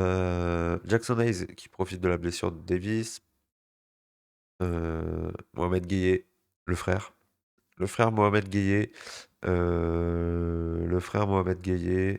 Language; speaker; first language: French; native; French